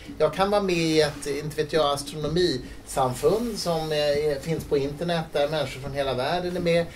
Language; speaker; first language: Swedish; native; Swedish